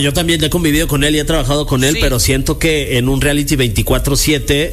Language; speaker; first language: Spanish; native; Spanish